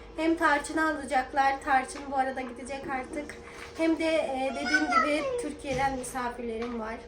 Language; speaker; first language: Turkish; native; Turkish